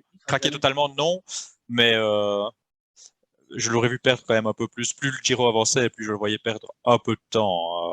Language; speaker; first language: French; native; French